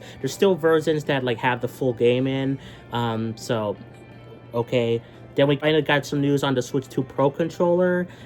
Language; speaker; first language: English; native; English